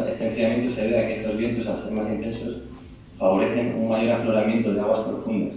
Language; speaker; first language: Spanish; native; Spanish